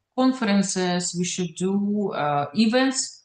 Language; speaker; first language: English; non-native, learner; Russian